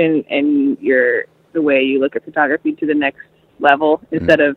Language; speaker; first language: English; native; English